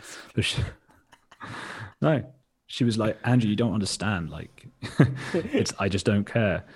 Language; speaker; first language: English; native; English